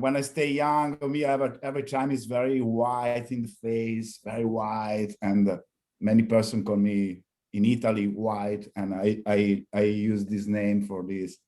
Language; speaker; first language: English; non-native, learner; Italian